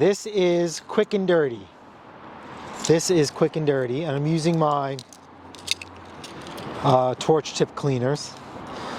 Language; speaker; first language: English; native; English